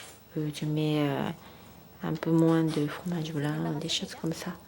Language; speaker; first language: French; non-native, fluent; Japanese